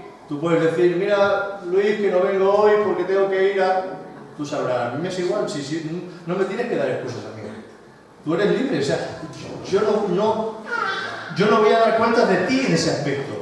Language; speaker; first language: Spanish; native; Spanish